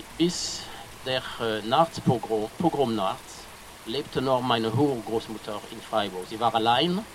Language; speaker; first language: German; non-native, fluent; French